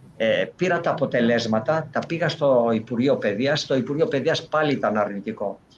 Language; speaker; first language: Greek; native; Greek